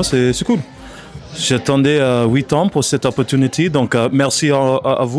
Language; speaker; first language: French; non-native, learner; English